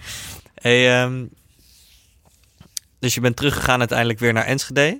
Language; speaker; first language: Dutch; native; Dutch